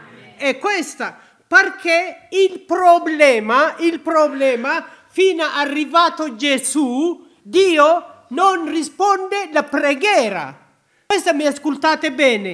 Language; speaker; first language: Italian; non-native, learner; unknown